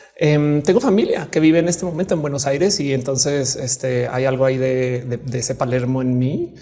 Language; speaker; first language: Spanish; native; Spanish